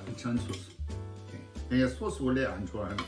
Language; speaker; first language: Korean; non-native, fluent; English